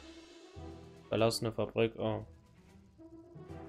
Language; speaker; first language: German; native; German